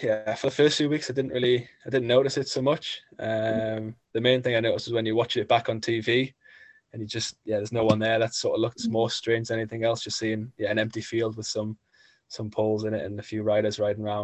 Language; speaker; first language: English; native; English